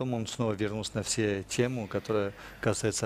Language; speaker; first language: Russian; non-native, fluent; French